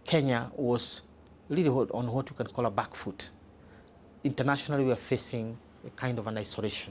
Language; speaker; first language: English; non-native, local second language; Swahili